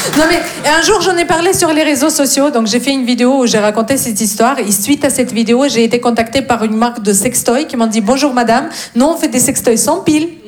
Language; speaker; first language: French; non-native, fluent; Russian